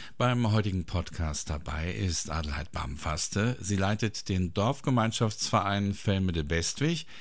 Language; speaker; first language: German; native; German